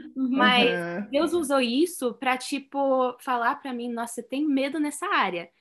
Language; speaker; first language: Portuguese; early bilingual, heritage; Portuguese